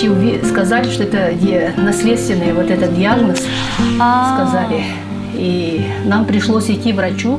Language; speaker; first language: Russian; non-native, local second language; Tuvinian